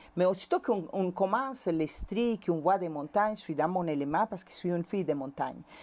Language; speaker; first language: French; non-native, fluent; Spanish